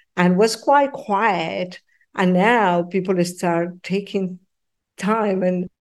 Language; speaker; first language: English; non-native, fluent; Spanish